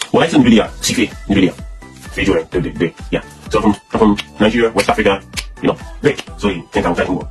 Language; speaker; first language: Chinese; non-native, learner; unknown